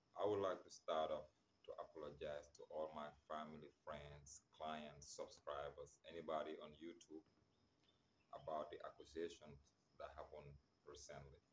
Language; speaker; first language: English; non-native, local second language; Wolof